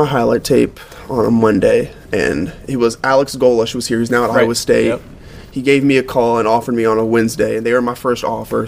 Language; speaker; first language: English; native; English